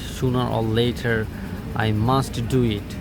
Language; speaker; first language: English; non-native, learner; Bangla